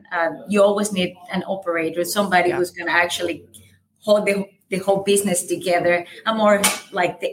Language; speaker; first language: English; non-native, fluent; Spanish